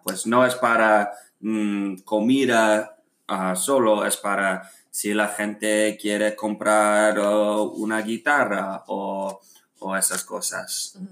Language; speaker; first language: Spanish; non-native, learner; English